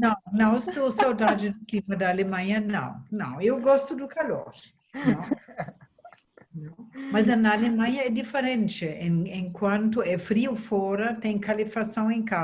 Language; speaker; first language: Portuguese; non-native, fluent; German